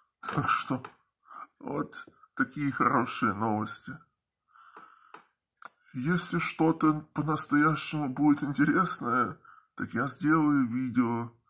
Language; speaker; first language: Russian; early bilingual, heritage; Russian